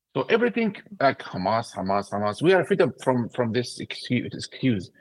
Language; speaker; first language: English; non-native, fluent; Arabic